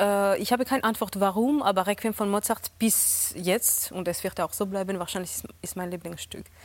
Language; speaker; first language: German; non-native, fluent; Georgian